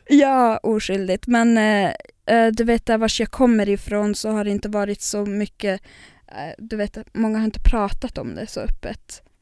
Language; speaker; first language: Swedish; non-native, local second language; Northern Sami